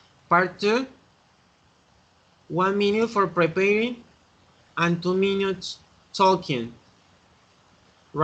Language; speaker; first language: English; non-native, learner; Spanish